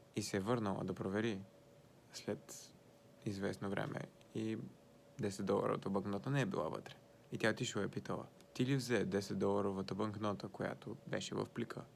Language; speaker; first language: Bulgarian; native; Bulgarian